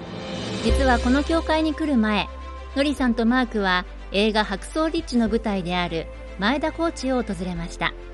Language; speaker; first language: Japanese; native; Japanese